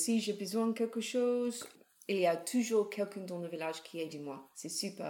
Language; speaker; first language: French; non-native, learner; English